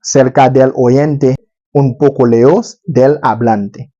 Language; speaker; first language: Spanish; non-native, learner; Haitian Creole